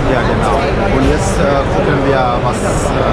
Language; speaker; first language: German; non-native, fluent; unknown